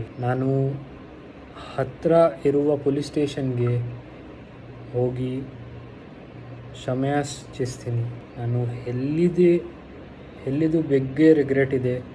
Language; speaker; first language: Kannada; non-native, learner; Hindi